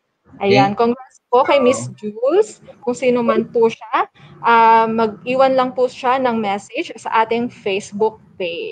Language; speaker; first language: Filipino; native; Filipino